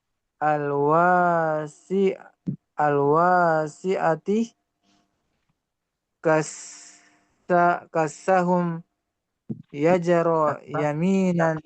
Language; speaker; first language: Arabic; non-native, learner; Indonesian